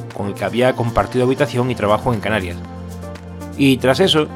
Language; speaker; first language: Spanish; native; Spanish